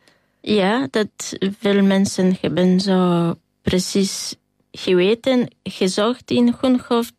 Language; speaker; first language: Dutch; non-native, learner; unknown